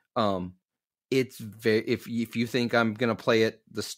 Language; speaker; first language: English; native; English